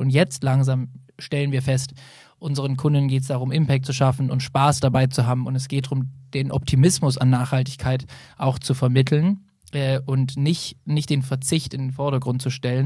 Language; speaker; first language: German; native; German